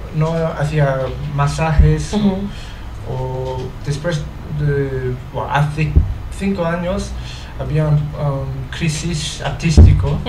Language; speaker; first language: Spanish; non-native, learner; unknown